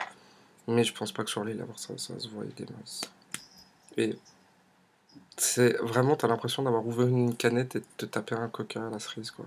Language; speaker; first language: French; native; French